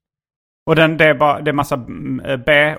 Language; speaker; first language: Swedish; native; Swedish